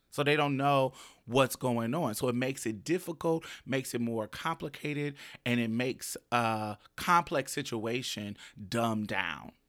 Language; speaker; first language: English; native; English